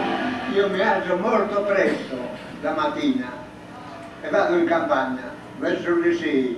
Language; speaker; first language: Italian; non-native, local second language; Sardinian